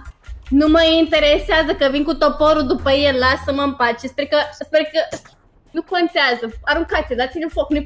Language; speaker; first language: Romanian; native; Romanian